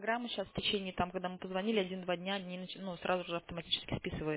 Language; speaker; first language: Russian; native; Russian